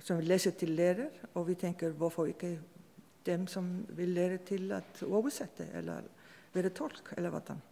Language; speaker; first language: Danish; non-native, fluent; Icelandic